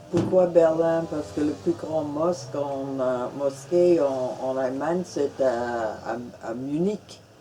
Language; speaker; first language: French; non-native, fluent; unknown